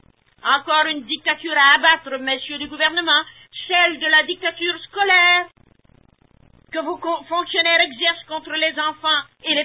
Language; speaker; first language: French; native; French